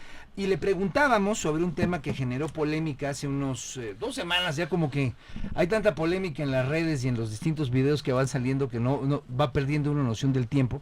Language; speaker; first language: Spanish; native; Spanish